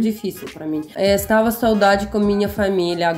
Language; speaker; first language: Portuguese; non-native, learner; Russian